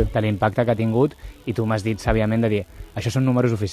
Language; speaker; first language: Catalan; native; Catalan